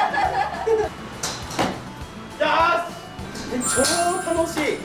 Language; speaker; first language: Japanese; native; Japanese